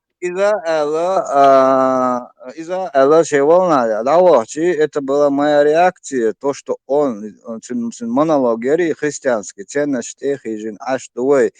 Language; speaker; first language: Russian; non-native, local second language; Chechen